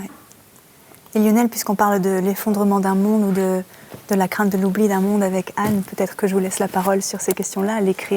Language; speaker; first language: French; native; French